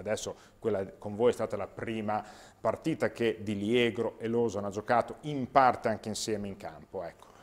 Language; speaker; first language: Italian; native; Italian